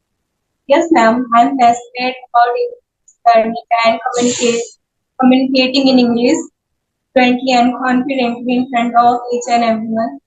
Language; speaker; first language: English; non-native, learner; Hindi